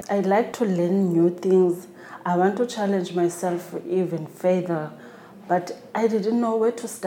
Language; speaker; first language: English; non-native, local second language; Xhosa